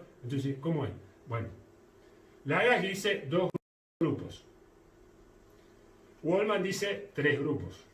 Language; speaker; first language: Spanish; native; Spanish